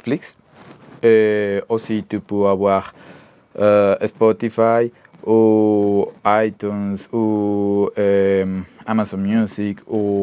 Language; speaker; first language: French; non-native, learner; Spanish